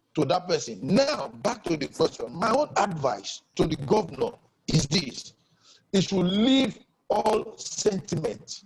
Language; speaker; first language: English; non-native, local second language; Yoruba